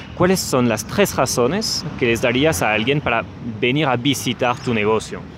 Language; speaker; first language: Spanish; non-native, fluent; French